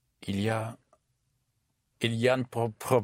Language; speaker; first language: French; non-native, learner; English